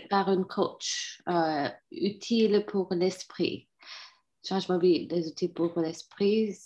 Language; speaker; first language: French; non-native, fluent; Turkish